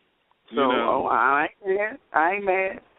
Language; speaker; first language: English; native; English